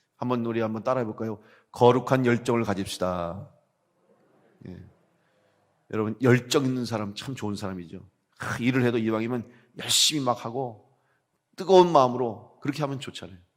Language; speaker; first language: Korean; native; Korean